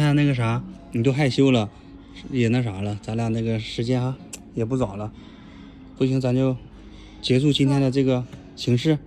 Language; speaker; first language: Chinese; native; Chinese